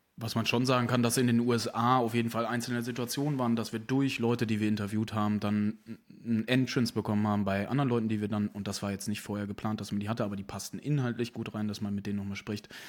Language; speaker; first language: German; native; German